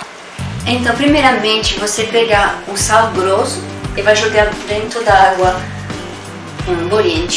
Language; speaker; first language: Portuguese; non-native, learner; French